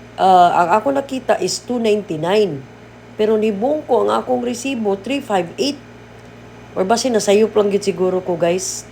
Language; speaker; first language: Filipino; non-native, local second language; Cebuano